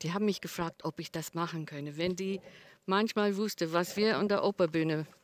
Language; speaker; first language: German; non-native, learner; English